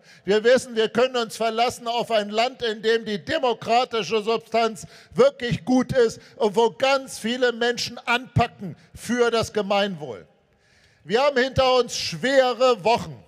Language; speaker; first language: German; native; German